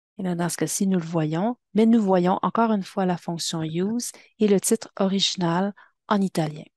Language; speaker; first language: French; native; French